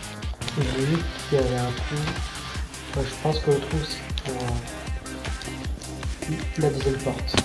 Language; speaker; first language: French; native; French